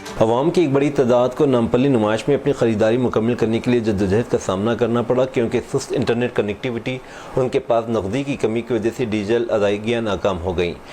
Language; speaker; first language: Urdu; native; Urdu